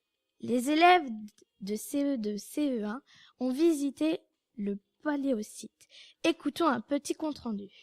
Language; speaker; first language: French; native; French